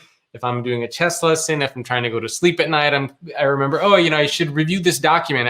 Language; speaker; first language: English; native; English